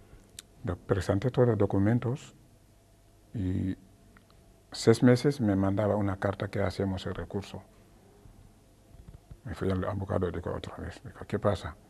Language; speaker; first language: Spanish; non-native, learner; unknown